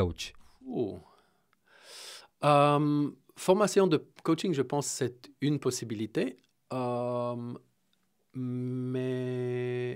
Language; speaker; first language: French; non-native, fluent; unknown